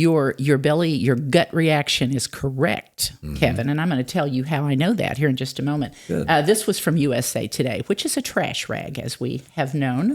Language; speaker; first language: English; native; English